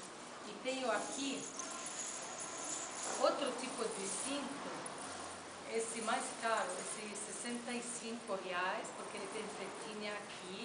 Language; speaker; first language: Portuguese; non-native, fluent; Arabic